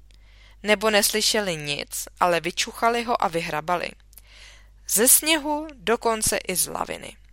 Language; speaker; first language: Czech; native; Czech